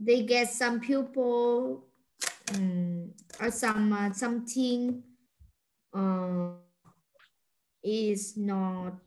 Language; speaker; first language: English; non-native, learner; Vietnamese